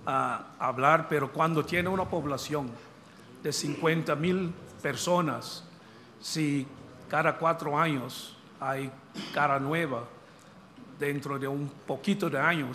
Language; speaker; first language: Spanish; non-native, fluent; English